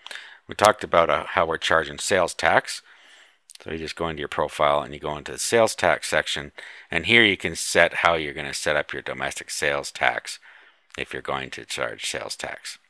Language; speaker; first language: English; native; English